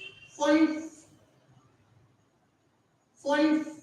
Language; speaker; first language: German; non-native, learner; Hindi